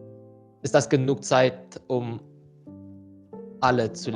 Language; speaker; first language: German; non-native, learner; Indonesian